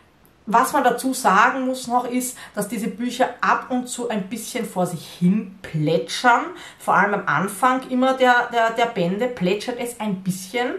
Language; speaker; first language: German; native; German